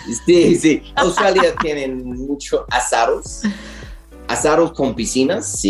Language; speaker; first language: Spanish; non-native, learner; English